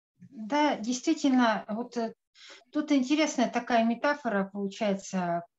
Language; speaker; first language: Russian; native; Russian